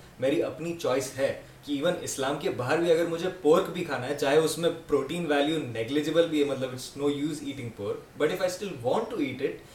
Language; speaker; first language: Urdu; native; Urdu